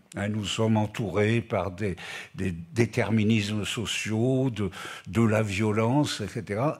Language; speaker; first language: French; native; French